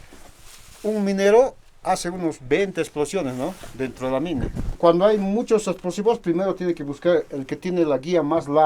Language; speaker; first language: Spanish; native; Spanish